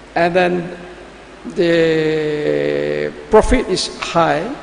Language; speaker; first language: English; non-native, local second language; Malay